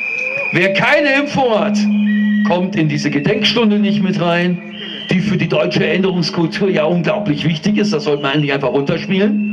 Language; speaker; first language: German; native; German